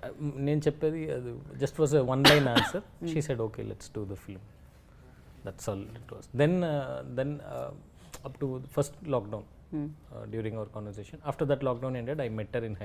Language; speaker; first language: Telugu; non-native, learner; Tamil